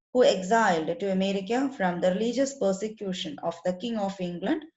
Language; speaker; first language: English; non-native, local second language; Malayalam